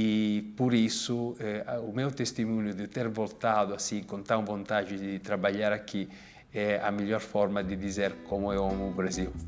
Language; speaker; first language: Portuguese; non-native, fluent; Italian